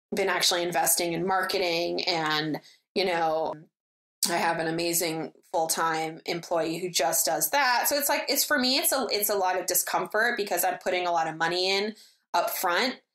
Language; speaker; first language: English; native; English